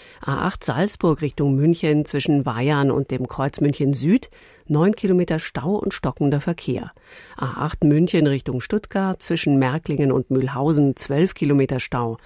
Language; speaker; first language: German; native; German